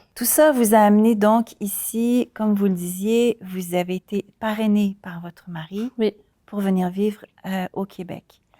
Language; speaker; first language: French; native; French